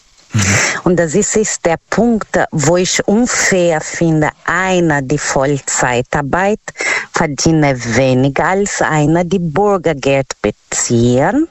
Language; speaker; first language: German; non-native, learner; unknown